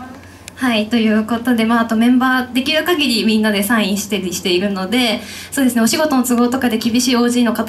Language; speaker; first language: Japanese; native; Japanese